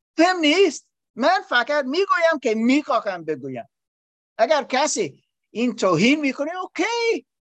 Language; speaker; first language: Persian; non-native, learner; English